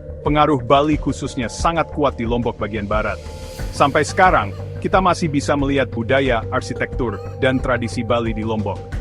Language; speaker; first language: Indonesian; native; Indonesian